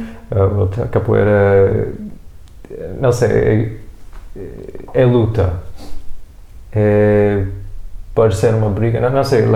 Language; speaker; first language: Portuguese; non-native, fluent; English